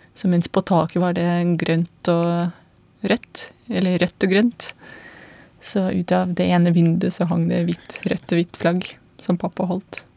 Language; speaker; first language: Norwegian; non-native, fluent; Russian